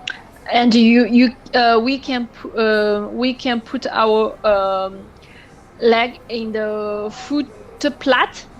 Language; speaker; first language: English; non-native, learner; French